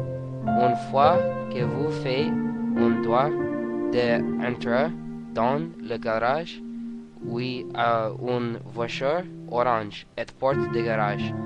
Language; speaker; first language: French; non-native, learner; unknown